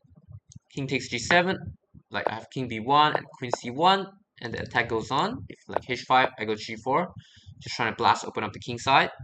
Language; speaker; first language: English; non-native, fluent; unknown